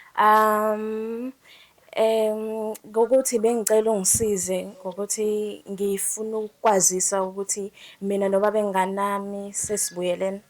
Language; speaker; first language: Zulu; native; Zulu